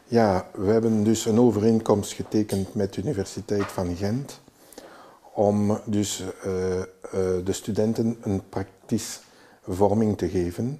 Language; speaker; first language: Dutch; non-native, local second language; French